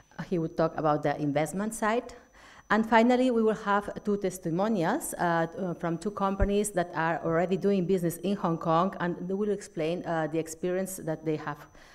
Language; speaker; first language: English; non-native, fluent; Catalan